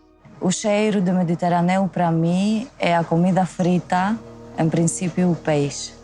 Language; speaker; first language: Portuguese; non-native, fluent; Greek